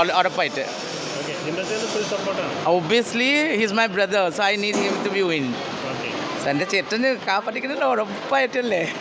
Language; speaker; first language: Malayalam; non-native, fluent; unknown